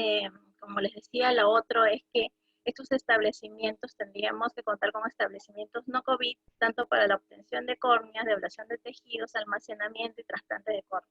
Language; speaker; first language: Spanish; native; Spanish